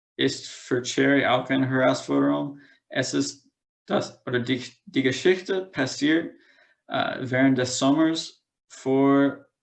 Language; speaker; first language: German; non-native, fluent; English